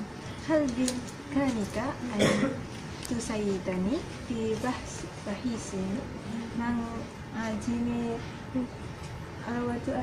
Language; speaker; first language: Arabic; non-native, learner; Malay